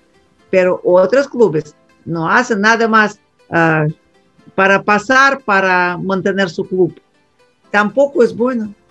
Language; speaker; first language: Spanish; non-native, fluent; Russian